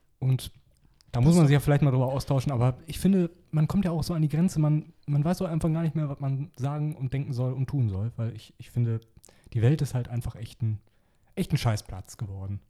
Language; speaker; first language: German; native; German